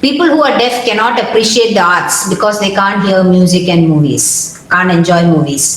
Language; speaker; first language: English; non-native, local second language; Malayalam